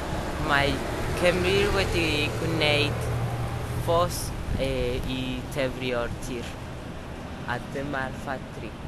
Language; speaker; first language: Welsh; non-native, learner; Spanish